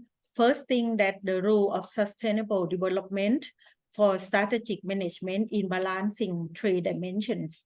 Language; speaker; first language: English; non-native, fluent; Thai